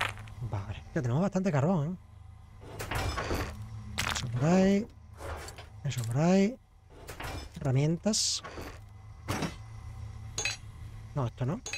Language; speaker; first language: Spanish; native; Spanish